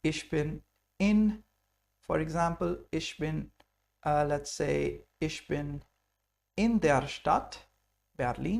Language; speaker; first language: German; non-native, fluent; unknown